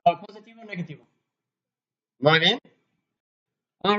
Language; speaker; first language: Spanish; non-native, learner; English